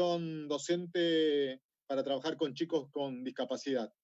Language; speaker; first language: Spanish; native; Spanish